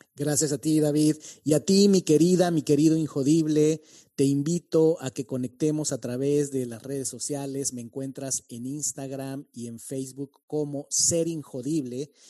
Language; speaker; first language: Spanish; native; Spanish